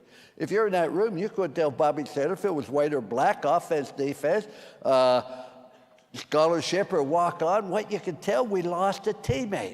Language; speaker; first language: English; native; English